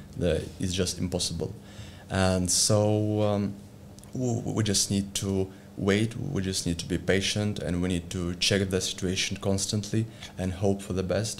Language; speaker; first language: English; non-native, learner; Ukrainian